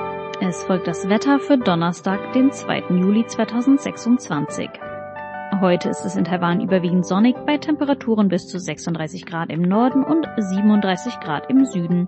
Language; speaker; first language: German; native; German